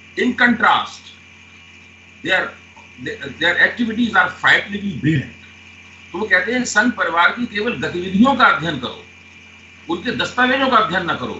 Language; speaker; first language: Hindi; native; Hindi